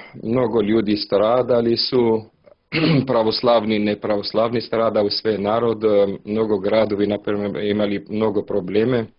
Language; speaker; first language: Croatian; non-native, learner; Arabic